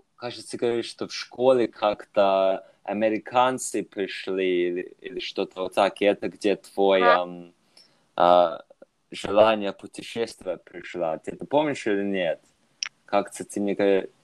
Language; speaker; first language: Russian; non-native, fluent; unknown